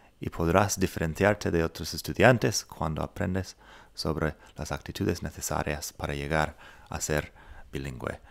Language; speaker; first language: Spanish; non-native, fluent; English